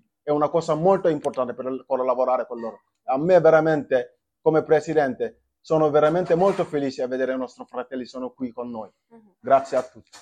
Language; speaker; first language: Italian; non-native, fluent; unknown